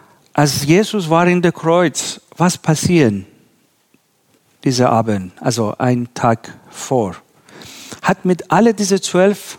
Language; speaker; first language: German; non-native, learner; Persian